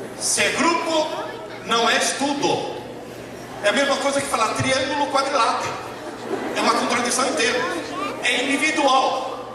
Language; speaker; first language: Portuguese; early bilingual, other home language; Italian